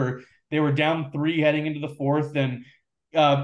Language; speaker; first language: English; native; English